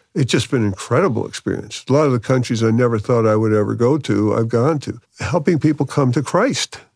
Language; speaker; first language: English; native; English